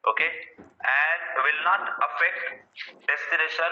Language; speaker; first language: English; non-native, local second language; Marathi